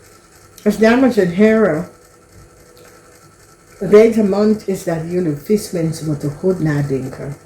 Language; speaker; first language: Dutch; non-native, learner; English